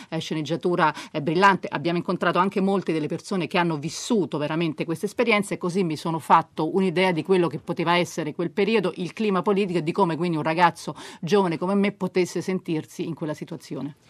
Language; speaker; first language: Italian; non-native, fluent; English